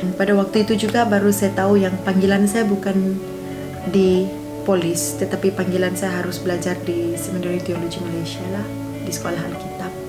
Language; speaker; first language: Malay; non-native, local second language; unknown